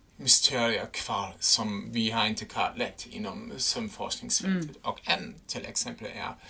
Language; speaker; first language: Swedish; non-native, fluent; German